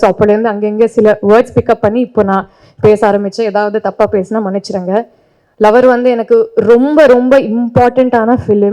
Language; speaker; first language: Tamil; non-native, learner; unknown